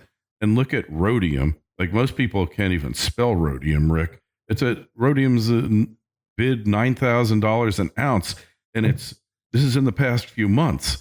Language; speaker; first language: English; native; English